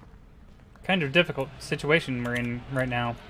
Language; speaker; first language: English; native; English